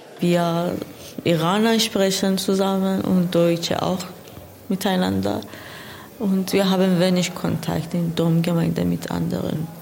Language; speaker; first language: German; non-native, learner; Persian